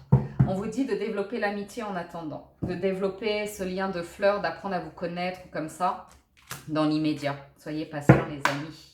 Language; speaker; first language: French; native; French